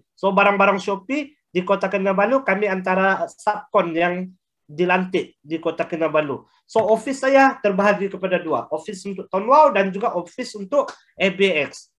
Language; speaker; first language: Malay; native; Malay